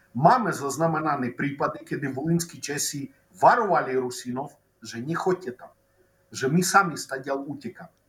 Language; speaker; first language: Slovak; non-native, local second language; Rusyn